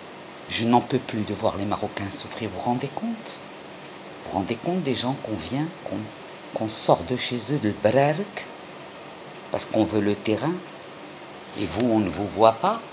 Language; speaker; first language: French; non-native, local second language; Arabic